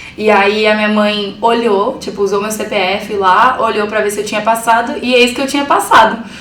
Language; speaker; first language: Portuguese; early bilingual, other home language; Spanish